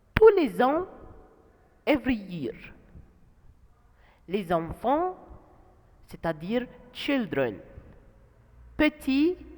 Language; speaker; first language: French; non-native, fluent; Arabic